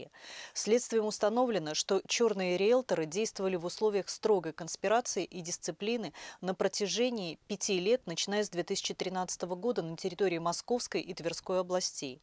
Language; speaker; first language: Russian; native; Russian